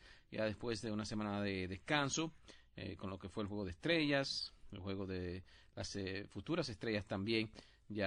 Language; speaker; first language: Spanish; native; Spanish